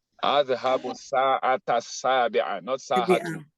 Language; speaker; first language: Arabic; non-native, fluent; English